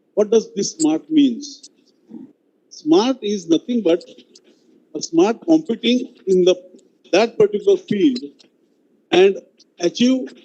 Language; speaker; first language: English; non-native, local second language; Marathi